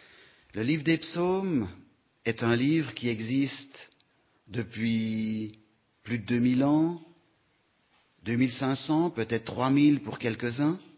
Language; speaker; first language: French; native; French